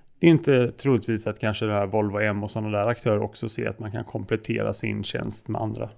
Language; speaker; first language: Swedish; native; Swedish